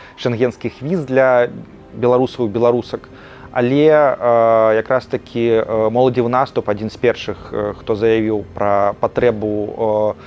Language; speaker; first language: Belarusian; native; Belarusian